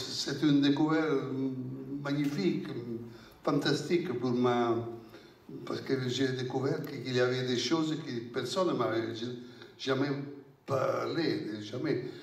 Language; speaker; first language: French; non-native, fluent; Italian